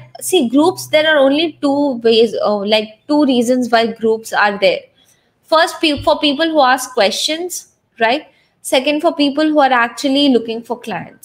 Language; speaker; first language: English; non-native, local second language; Hindi